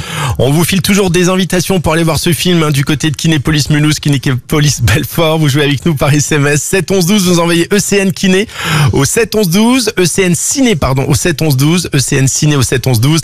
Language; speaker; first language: French; native; French